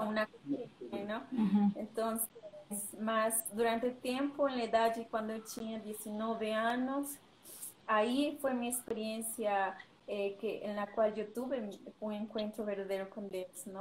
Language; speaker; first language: Portuguese; non-native, learner; Spanish